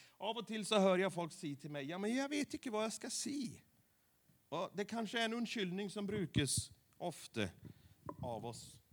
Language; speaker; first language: Swedish; native; Swedish